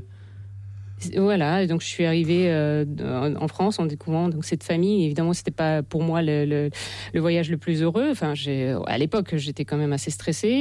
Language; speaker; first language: French; non-native, fluent; Russian